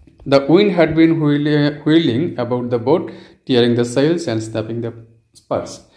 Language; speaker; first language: English; non-native, local second language; Bangla